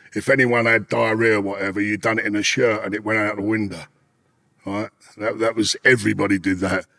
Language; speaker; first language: English; native; English